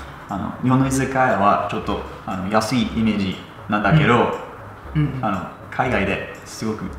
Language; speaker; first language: Japanese; non-native, fluent; English